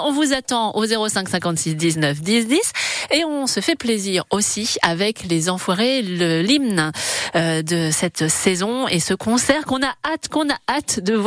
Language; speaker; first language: French; native; French